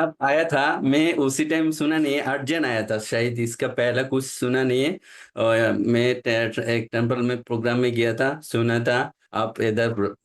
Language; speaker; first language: Hindi; non-native, local second language; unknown